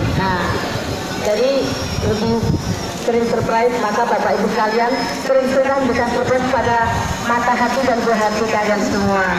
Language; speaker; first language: Indonesian; native; Indonesian